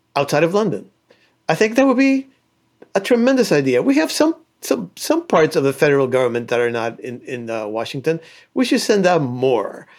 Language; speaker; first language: English; early bilingual, other home language; Spanish